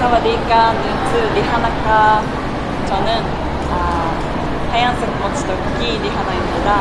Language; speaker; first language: Korean; non-native, learner; Japanese